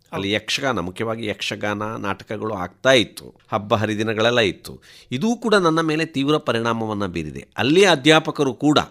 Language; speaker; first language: Kannada; non-native, local second language; Tulu